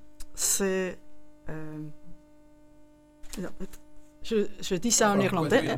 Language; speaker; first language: French; non-native, local second language; Dutch